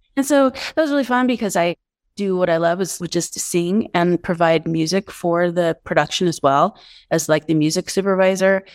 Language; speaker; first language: English; native; English